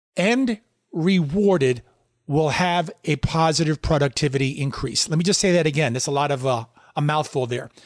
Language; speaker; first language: English; native; English